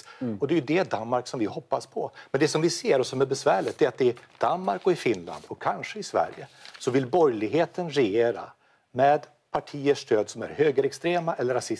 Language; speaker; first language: Swedish; native; Swedish